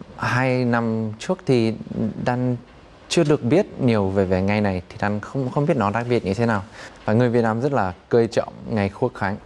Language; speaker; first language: Vietnamese; non-native, fluent; English